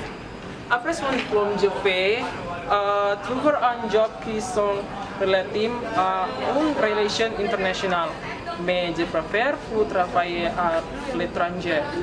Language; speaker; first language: French; non-native, learner; Indonesian